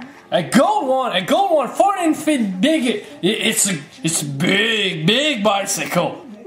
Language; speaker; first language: English; non-native, learner; French